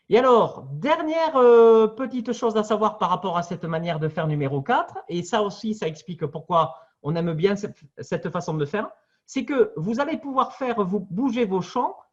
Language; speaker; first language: French; native; French